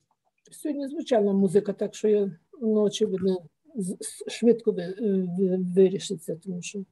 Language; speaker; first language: Ukrainian; native; Ukrainian